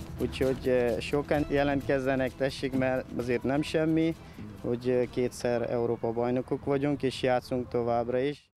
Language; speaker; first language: Hungarian; non-native, fluent; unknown